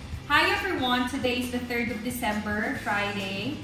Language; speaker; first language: English; non-native, local second language; Filipino